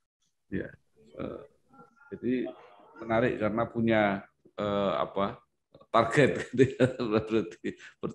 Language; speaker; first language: Indonesian; native; Indonesian